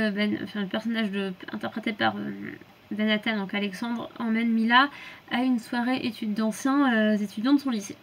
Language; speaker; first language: French; native; French